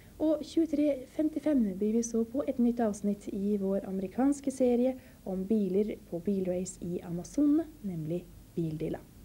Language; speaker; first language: Norwegian; native; Norwegian